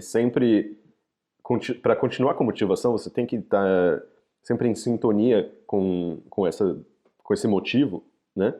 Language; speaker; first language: Portuguese; native; Portuguese